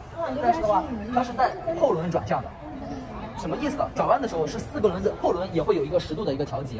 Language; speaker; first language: Chinese; native; Chinese